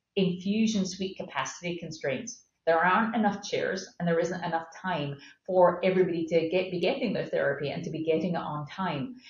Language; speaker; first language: English; native; English